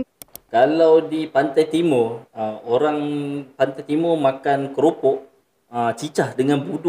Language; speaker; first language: Malay; native; Malay